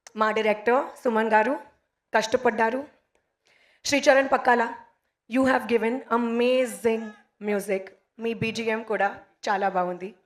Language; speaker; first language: Telugu; non-native, learner; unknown